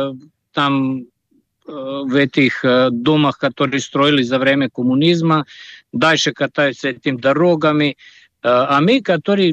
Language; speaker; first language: Russian; non-native, fluent; Serbian